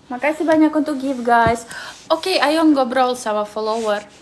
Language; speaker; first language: Indonesian; non-native, learner; Russian